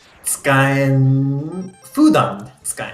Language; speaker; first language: Japanese; non-native, learner; English